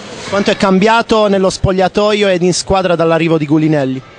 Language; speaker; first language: Italian; native; Italian